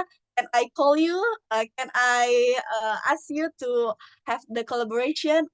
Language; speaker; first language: English; non-native, learner; Indonesian